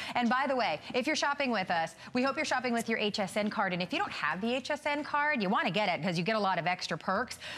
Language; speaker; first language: English; native; English